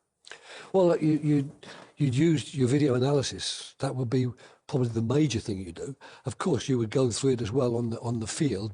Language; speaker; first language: English; native; English